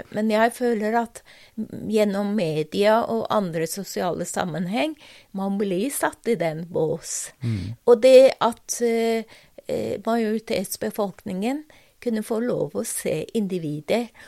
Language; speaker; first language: Norwegian; non-native, fluent; Persian